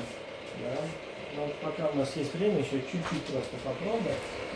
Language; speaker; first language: Russian; native; Russian